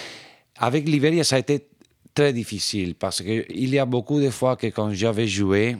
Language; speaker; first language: French; non-native, fluent; Spanish